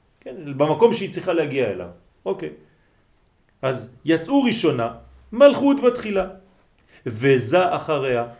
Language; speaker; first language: Hebrew; non-native, fluent; French